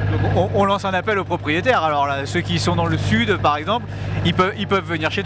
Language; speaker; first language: French; native; French